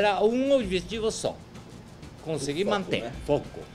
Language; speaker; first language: Portuguese; non-native, fluent; Japanese